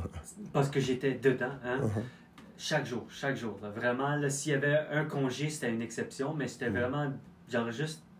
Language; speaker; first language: French; native; French